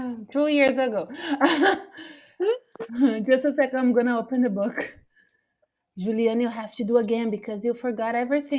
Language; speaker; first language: English; non-native, fluent; Portuguese